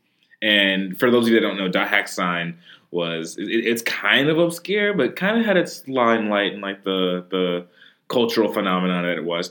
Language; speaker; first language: English; native; English